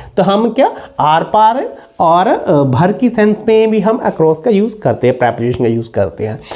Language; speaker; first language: Hindi; native; Hindi